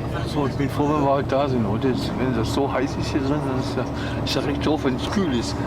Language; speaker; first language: German; native; German